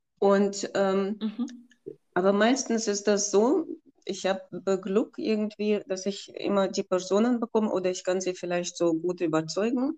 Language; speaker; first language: German; non-native, fluent; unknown